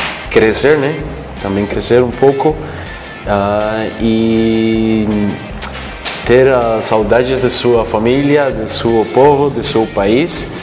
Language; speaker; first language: Portuguese; non-native, fluent; Spanish